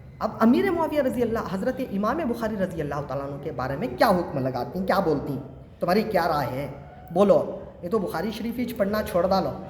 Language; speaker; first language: Urdu; native; Urdu